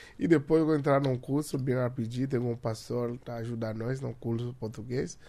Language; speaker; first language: Portuguese; non-native, learner; Haitian Creole